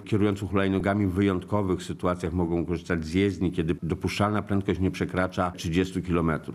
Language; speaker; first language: Polish; native; Polish